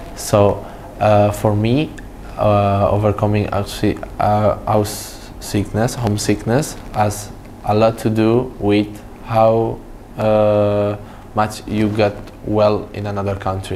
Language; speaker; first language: English; non-native, fluent; Italian